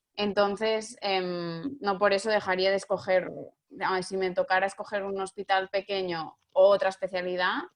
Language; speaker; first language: Spanish; native; Spanish